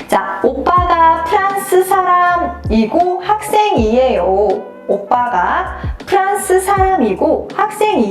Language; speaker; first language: Korean; non-native, fluent; Mongolian